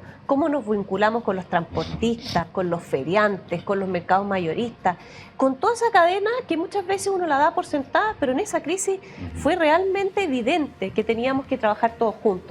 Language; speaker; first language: Spanish; native; Spanish